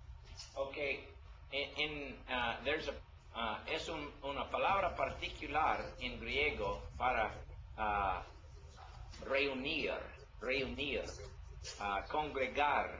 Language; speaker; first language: Spanish; non-native, learner; English